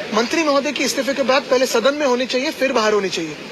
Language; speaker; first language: Hindi; non-native, local second language; Marathi